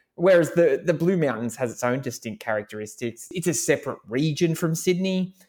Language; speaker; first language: English; native; English